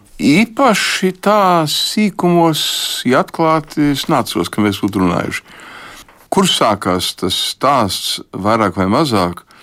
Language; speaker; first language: Latvian; early bilingual, heritage; Latvian